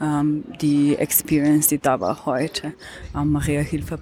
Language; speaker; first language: German; non-native, learner; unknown